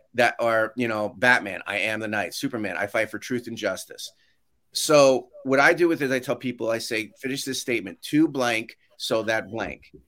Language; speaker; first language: English; native; English